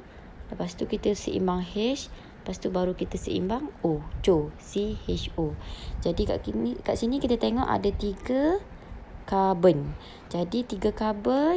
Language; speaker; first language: Malay; native; Malay